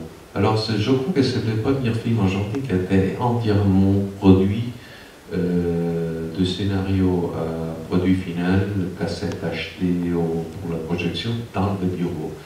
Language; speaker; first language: French; non-native, fluent; Spanish